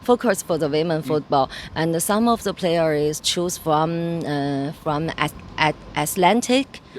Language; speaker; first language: English; non-native, learner; Chinese